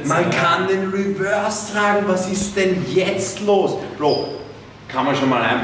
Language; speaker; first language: German; native; German